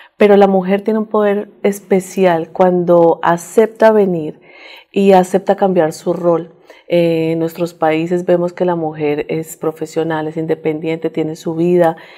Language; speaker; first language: Spanish; native; Spanish